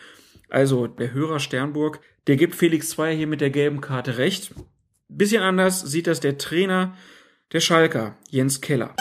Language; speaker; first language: German; native; German